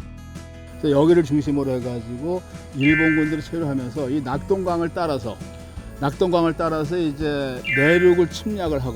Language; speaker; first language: Korean; native; Korean